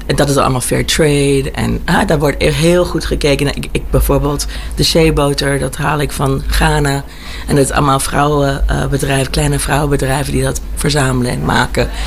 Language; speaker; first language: Dutch; early bilingual, heritage; Dutch